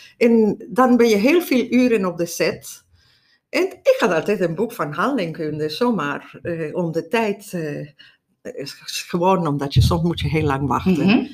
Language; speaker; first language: Dutch; non-native, fluent; Spanish